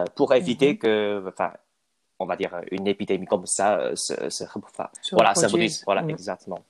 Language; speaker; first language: French; non-native, fluent; Chinese